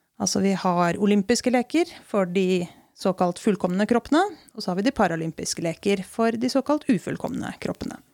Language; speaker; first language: Norwegian; native; Norwegian